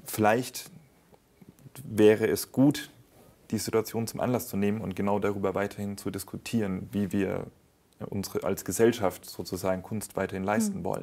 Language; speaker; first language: German; native; German